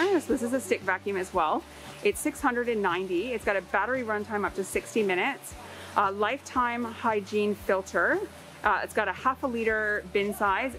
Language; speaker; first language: English; native; English